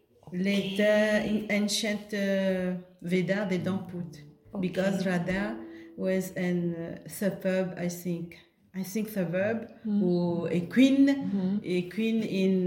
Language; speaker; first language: English; non-native, local second language; Morisyen